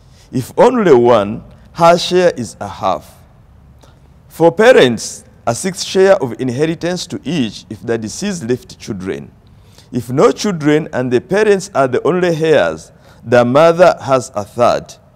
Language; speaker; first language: English; non-native, local second language; Ganda